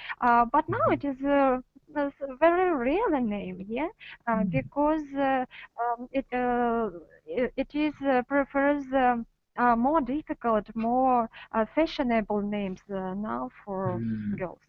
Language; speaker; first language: English; non-native, learner; Russian